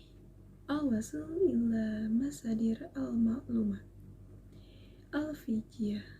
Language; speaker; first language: Arabic; non-native, learner; Indonesian